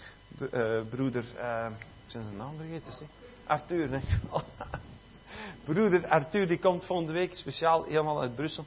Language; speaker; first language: Dutch; native; Dutch